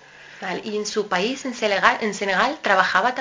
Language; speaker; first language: Spanish; native; Spanish